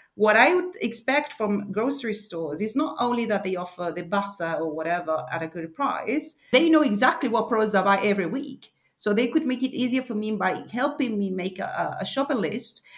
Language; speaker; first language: English; non-native, fluent; Spanish